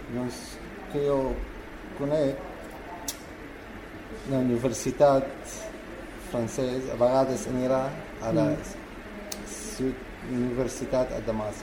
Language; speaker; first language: Catalan; non-native, learner; Arabic